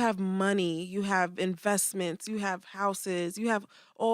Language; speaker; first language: English; native; English